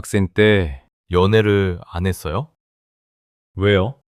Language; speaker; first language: Korean; early bilingual, heritage; English